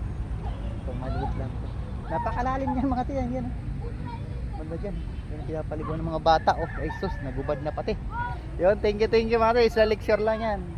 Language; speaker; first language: Filipino; native; Filipino